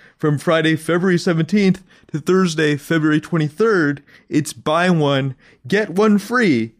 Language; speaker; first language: English; native; English